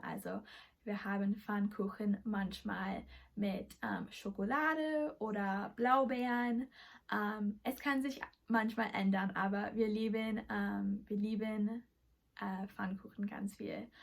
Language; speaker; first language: German; non-native, learner; English